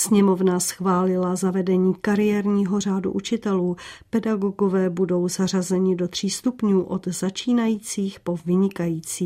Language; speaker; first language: Czech; native; Czech